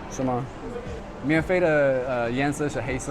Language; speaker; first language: Chinese; non-native, learner; English